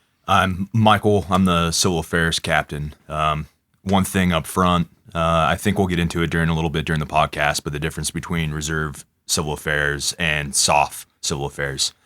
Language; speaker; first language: English; native; English